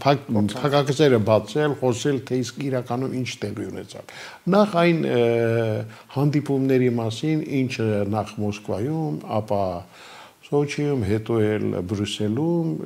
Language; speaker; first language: Armenian; native; Armenian